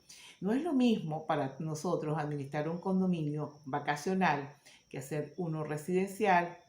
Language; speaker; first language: Spanish; native; Spanish